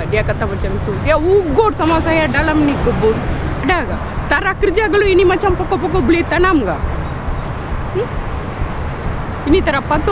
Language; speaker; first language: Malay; non-native, local second language; Tamil